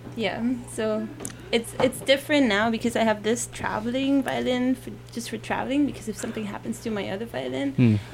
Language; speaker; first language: English; non-native, fluent; German